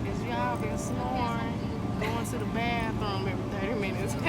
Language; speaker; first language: English; native; English